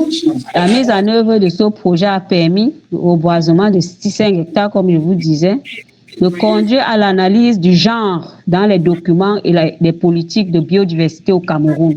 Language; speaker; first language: French; native; French